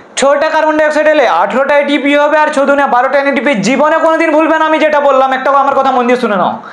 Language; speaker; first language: Bangla; non-native, local second language; Hindi